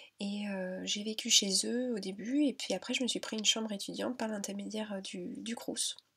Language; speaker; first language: French; native; French